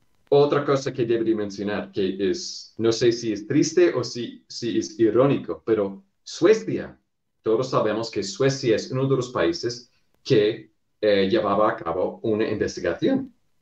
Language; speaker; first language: Spanish; non-native, fluent; English